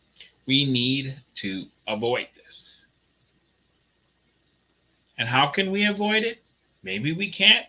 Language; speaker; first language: English; native; English